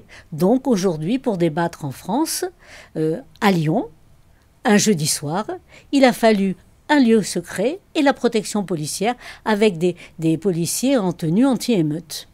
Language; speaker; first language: French; native; French